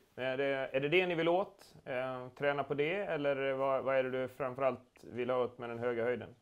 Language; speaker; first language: Swedish; native; Swedish